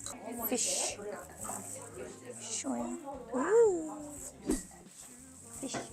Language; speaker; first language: English; native; English